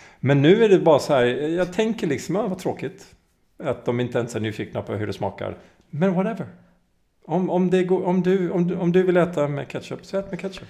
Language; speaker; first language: Swedish; native; Swedish